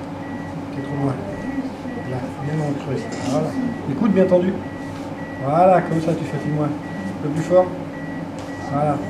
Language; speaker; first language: French; native; French